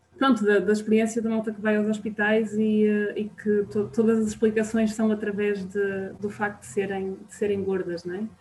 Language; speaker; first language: Portuguese; native; Portuguese